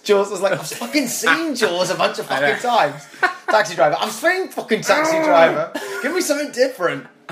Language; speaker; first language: English; native; English